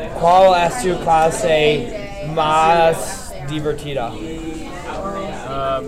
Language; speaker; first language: Spanish; non-native, learner; English